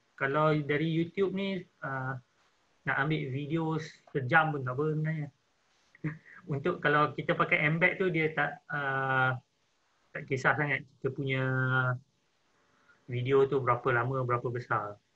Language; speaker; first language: Malay; native; Malay